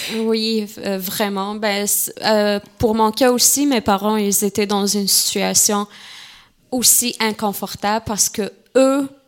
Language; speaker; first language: French; non-native, local second language; Kabyle